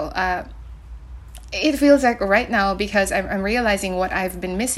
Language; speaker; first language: English; non-native, local second language; Cebuano